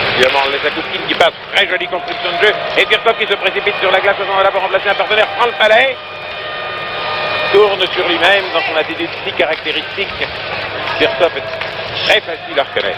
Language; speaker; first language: French; native; French